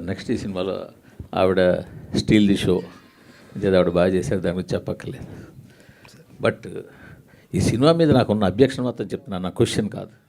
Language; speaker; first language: Telugu; native; Telugu